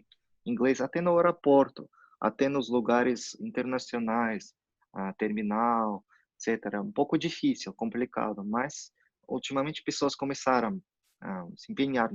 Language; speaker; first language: Portuguese; non-native, fluent; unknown